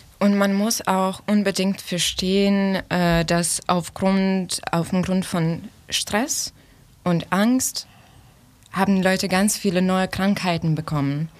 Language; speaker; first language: German; non-native, fluent; Ukrainian